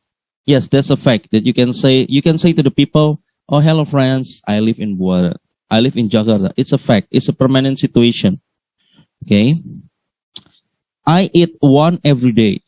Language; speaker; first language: English; non-native, learner; Indonesian